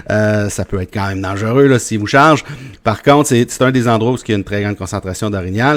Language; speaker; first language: French; native; French